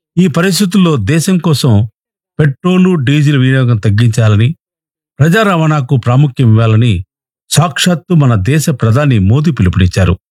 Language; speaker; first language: Telugu; native; Telugu